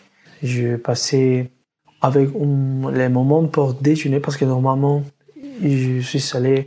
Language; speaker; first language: French; non-native, learner; Spanish